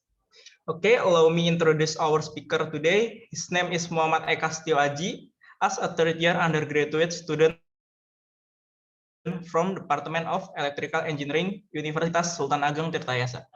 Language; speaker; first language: English; non-native, learner; Indonesian